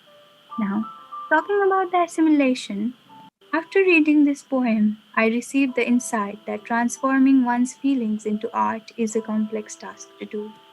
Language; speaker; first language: English; non-native, local second language; Nepali